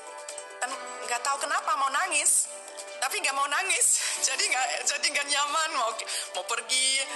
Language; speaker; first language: Indonesian; non-native, fluent; German